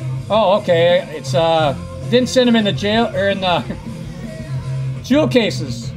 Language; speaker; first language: English; native; English